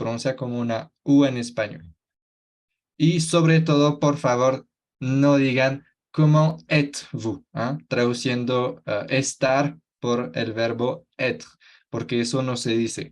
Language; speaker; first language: Spanish; non-native, fluent; French